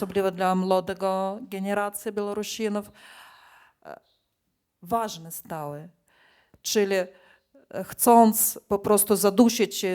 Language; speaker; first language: Polish; non-native, fluent; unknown